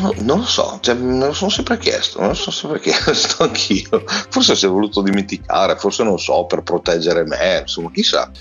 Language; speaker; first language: Italian; early bilingual, other home language; German